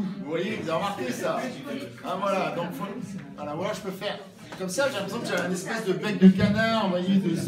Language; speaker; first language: French; native; French